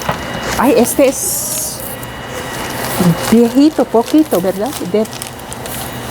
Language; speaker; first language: Spanish; non-native, learner; Filipino